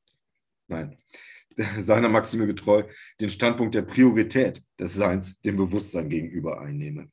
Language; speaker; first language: German; native; German